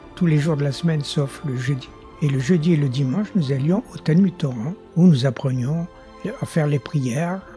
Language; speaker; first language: French; native; French